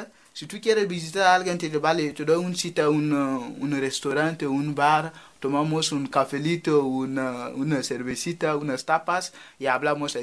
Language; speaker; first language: Spanish; non-native, fluent; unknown